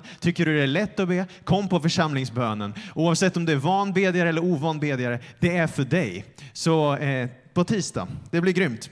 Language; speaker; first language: Swedish; native; Swedish